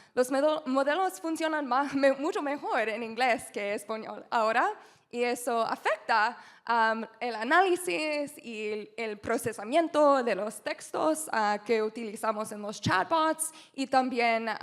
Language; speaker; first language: Spanish; non-native, learner; English